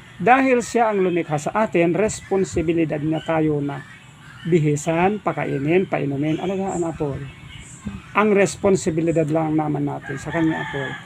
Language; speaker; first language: Filipino; non-native, local second language; Iloko